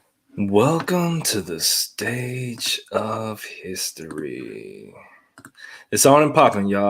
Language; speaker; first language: English; native; English